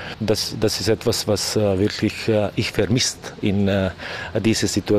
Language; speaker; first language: German; non-native, learner; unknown